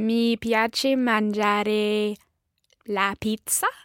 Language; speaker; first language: Italian; non-native, learner; English